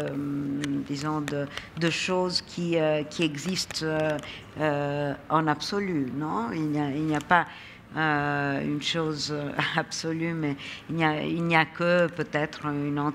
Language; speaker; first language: French; non-native, fluent; Italian